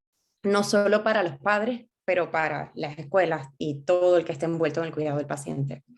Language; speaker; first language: Spanish; native; Spanish